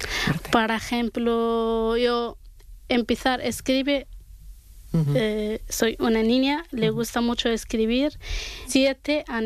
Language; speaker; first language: Spanish; non-native, learner; Arabic